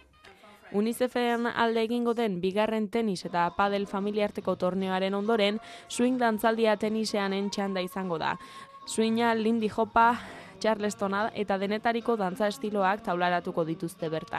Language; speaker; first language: Basque; native; Basque